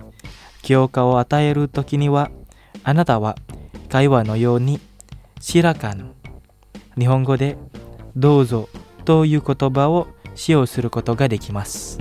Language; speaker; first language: Japanese; non-native, fluent; Indonesian